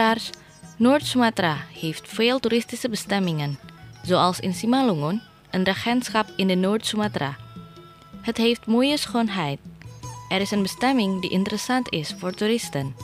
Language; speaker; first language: Dutch; non-native, learner; Indonesian